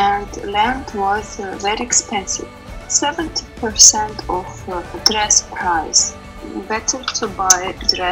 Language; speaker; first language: English; non-native, learner; Russian